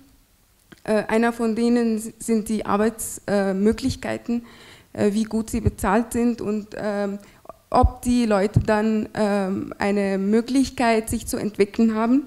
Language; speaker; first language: German; non-native, fluent; Arabic